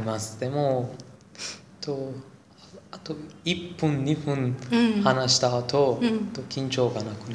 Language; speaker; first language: Japanese; non-native, learner; Persian